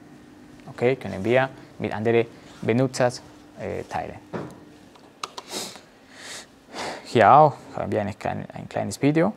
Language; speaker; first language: German; non-native, learner; Spanish